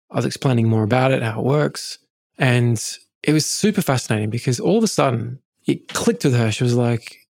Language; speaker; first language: English; native; English